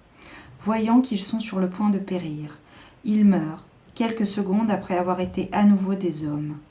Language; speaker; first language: French; native; French